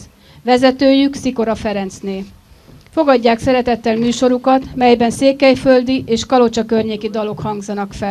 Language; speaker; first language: Hungarian; native; Hungarian